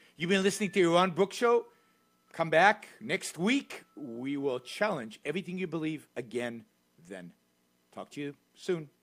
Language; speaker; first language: English; native; English